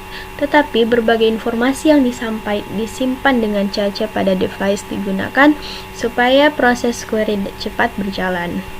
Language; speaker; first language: Indonesian; native; Indonesian